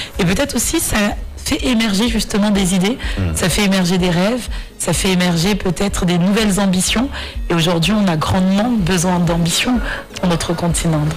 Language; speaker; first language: French; non-native, local second language; Mandingo